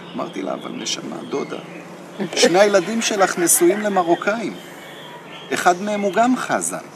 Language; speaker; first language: Hebrew; native; Hebrew